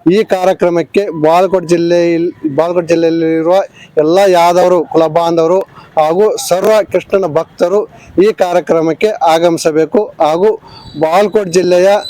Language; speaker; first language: Kannada; native; Kannada